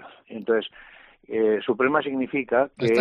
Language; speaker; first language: Spanish; native; Spanish